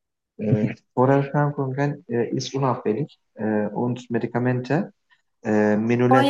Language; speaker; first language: German; non-native, learner; Turkish